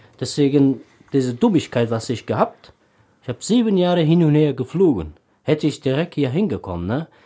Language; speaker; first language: German; non-native, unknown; Tajik